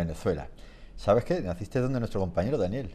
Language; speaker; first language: Spanish; native; Spanish